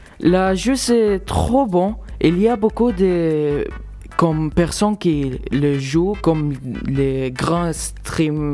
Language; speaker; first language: French; non-native, local second language; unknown